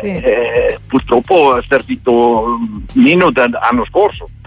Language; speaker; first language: Italian; non-native, learner; Dutch